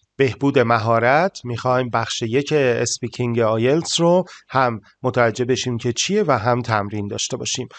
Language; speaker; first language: Persian; native; Persian